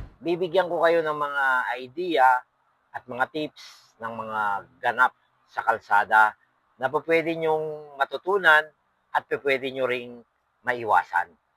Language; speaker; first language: Filipino; non-native, local second language; Pampanga